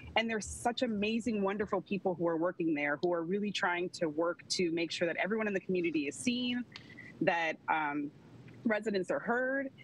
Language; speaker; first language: English; native; English